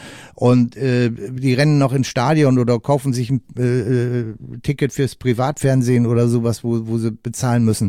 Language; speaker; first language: German; native; German